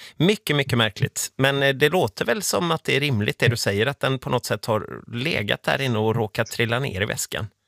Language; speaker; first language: Swedish; native; Swedish